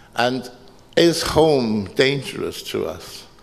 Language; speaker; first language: English; native; English